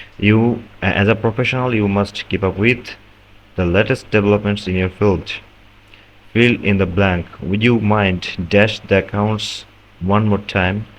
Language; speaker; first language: English; non-native, local second language; Bangla